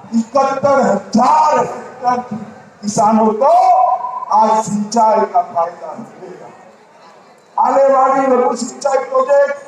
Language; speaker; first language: Hindi; non-native, local second language; Gujarati